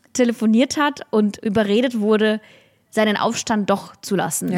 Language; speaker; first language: German; early bilingual, other home language; Russian